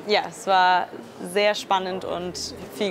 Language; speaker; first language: German; native; German